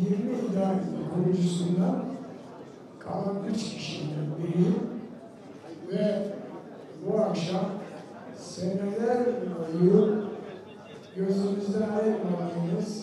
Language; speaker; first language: Turkish; native; Turkish